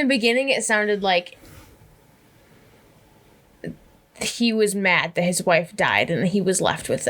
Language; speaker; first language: English; native; English